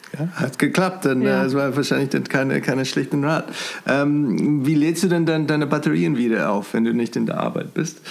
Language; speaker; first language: German; non-native, fluent; English